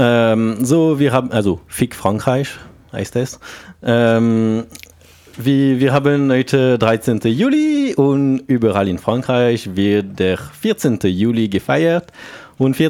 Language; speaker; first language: German; non-native, learner; French